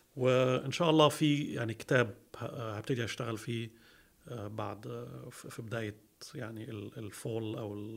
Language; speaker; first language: Arabic; early bilingual, heritage; Arabic